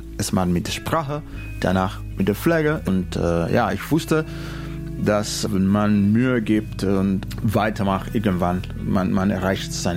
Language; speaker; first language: German; non-native, fluent; Spanish